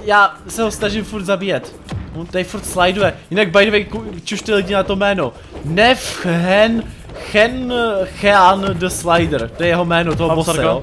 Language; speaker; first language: Czech; native; Czech